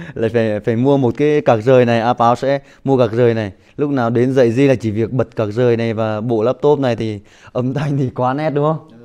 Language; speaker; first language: Vietnamese; non-native, local second language; Hmong